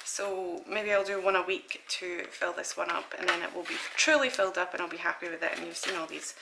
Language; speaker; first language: English; native; English